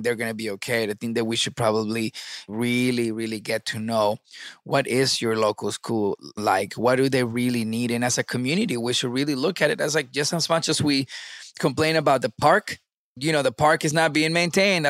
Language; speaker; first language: English; early bilingual, other home language; Spanish